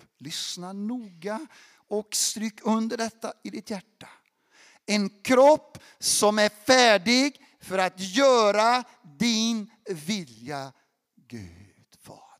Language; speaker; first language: Swedish; non-native, fluent; Portuguese